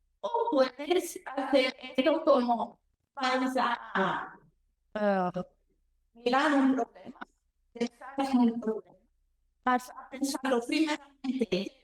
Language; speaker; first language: Spanish; non-native, learner; Portuguese